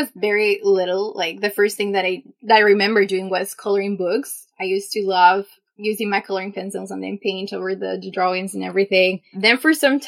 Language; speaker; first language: English; non-native, fluent; Spanish